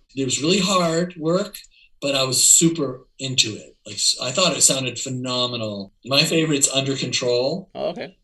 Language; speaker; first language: English; native; English